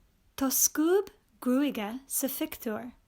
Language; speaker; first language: Irish; non-native, local second language; English